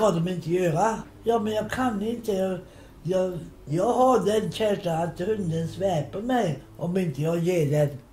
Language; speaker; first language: Swedish; non-native, local second language; Romany